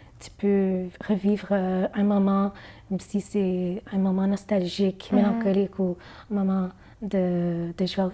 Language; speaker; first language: French; non-native, fluent; Arabic